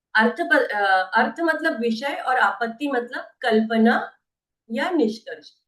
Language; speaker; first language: Hindi; non-native, local second language; Marathi